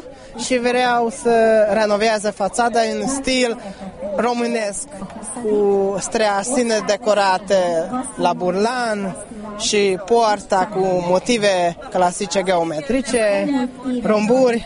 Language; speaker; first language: Romanian; non-native, fluent; Hungarian